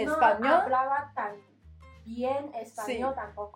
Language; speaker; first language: Spanish; non-native, learner; Chinese